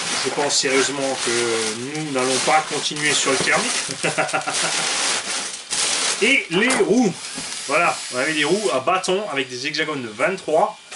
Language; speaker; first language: French; native; French